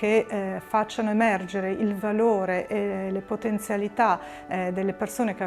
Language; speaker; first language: Italian; native; Italian